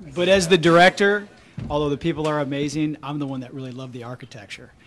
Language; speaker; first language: English; native; English